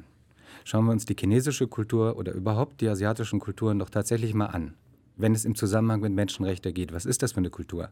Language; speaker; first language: German; native; German